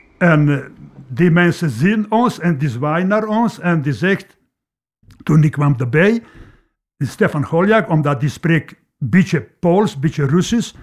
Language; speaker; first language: Dutch; non-native, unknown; Polish